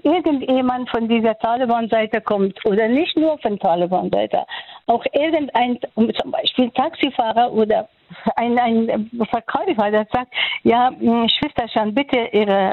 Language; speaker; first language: German; non-native, fluent; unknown